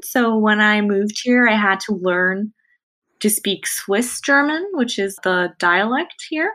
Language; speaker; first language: English; non-native, fluent; Thai